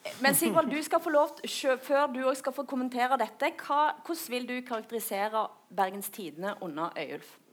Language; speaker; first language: Norwegian; native; Norwegian